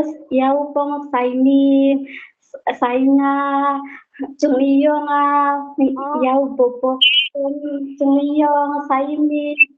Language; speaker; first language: Chinese; non-native, learner; Indonesian